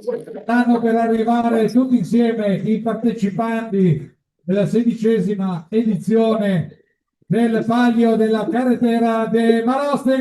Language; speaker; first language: Italian; native; Italian